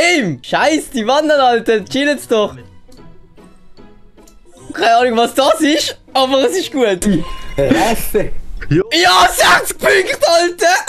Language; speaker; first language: German; native; German